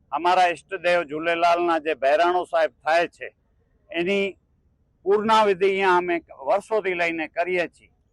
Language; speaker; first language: Gujarati; non-native, local second language; Sindhi